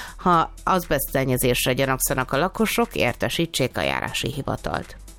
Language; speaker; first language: Hungarian; native; Hungarian